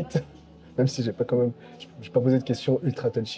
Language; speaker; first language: French; native; French